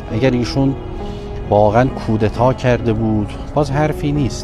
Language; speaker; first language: Persian; native; Persian